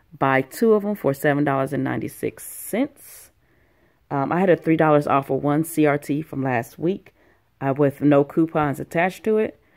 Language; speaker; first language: English; native; English